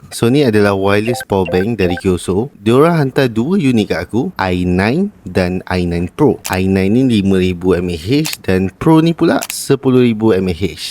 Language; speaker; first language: Malay; native; Malay